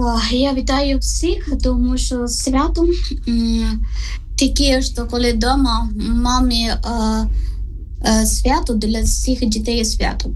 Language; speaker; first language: Ukrainian; non-native, learner; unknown